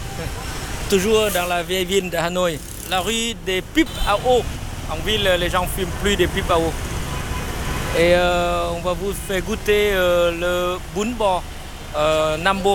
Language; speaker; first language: French; non-native, fluent; Vietnamese